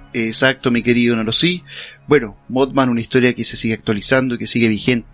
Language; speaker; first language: Spanish; native; Spanish